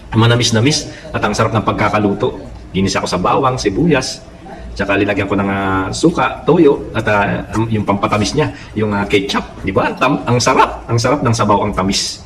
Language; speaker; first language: Filipino; non-native, local second language; Pampanga